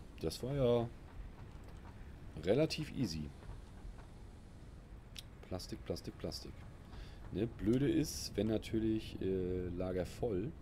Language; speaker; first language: German; native; German